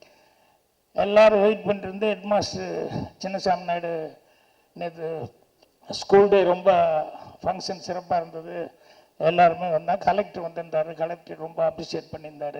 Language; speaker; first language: Tamil; native; Tamil